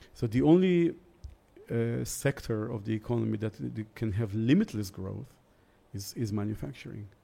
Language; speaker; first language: English; early bilingual, other home language; Russian